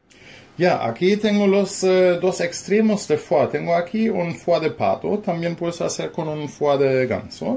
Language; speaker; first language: Spanish; non-native, learner; German